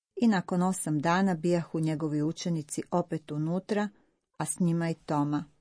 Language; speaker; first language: Croatian; native; Croatian